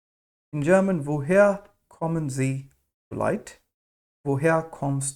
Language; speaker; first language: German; non-native, fluent; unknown